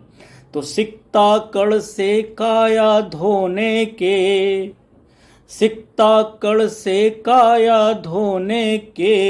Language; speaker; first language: Hindi; native; Hindi